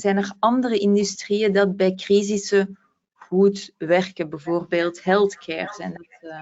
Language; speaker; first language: Dutch; native; Dutch